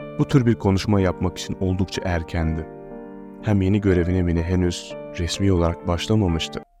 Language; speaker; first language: Turkish; native; Turkish